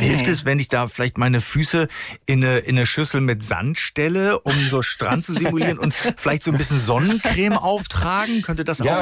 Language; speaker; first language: German; native; German